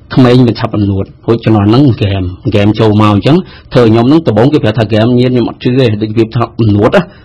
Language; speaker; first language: Khmer; native; Khmer